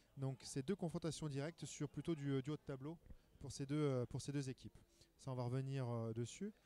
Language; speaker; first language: French; native; French